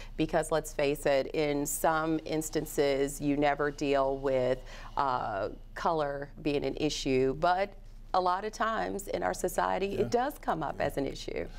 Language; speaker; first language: English; native; English